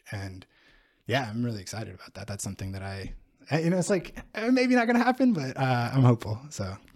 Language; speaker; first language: English; native; English